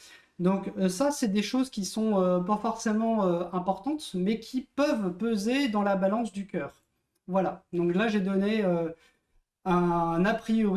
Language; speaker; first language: French; native; French